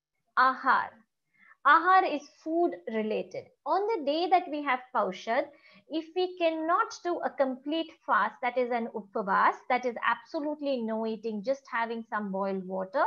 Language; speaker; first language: English; non-native, local second language; Gujarati